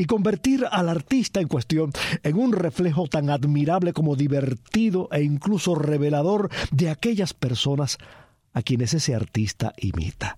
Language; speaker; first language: Spanish; native; Spanish